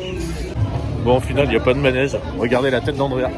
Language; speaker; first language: French; native; French